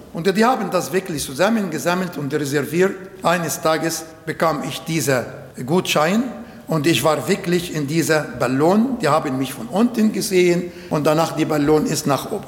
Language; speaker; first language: German; non-native, learner; Arabic